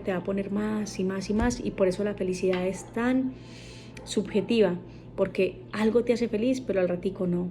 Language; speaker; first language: Spanish; native; Spanish